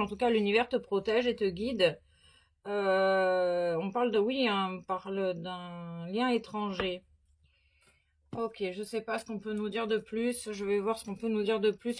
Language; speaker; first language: French; native; French